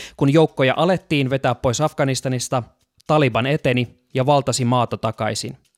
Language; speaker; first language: Finnish; native; Finnish